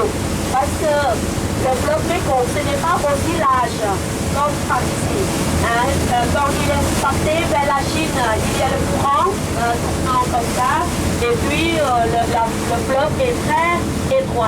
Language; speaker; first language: French; non-native, learner; Thai